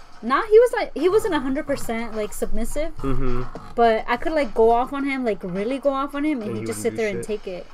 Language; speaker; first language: English; native; English